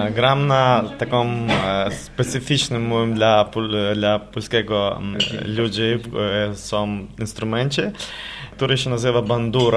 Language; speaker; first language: Polish; non-native, learner; Ukrainian